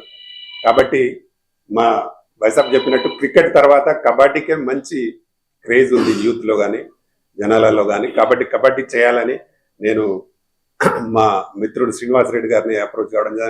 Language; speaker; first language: Telugu; native; Telugu